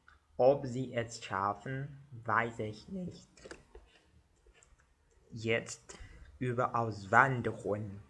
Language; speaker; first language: German; non-native, learner; Portuguese